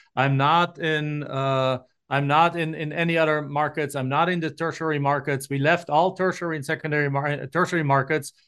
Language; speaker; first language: English; non-native, fluent; German